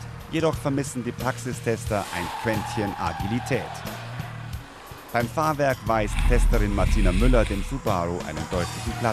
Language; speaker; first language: German; native; German